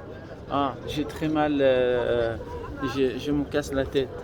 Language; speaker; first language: French; non-native, learner; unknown